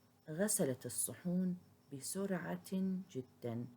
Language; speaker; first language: Arabic; native; Arabic